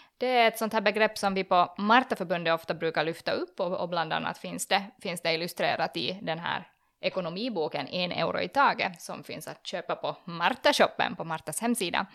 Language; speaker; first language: Swedish; native; Swedish